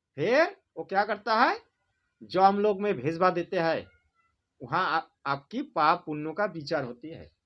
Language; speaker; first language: Hindi; non-native, local second language; Bangla